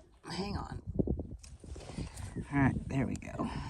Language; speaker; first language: English; native; English